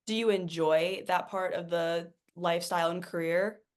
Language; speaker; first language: English; native; English